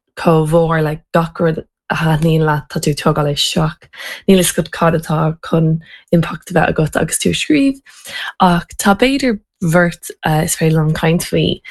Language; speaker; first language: Irish; non-native, local second language; English